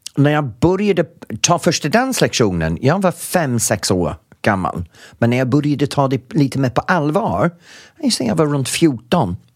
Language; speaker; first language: Swedish; non-native, fluent; English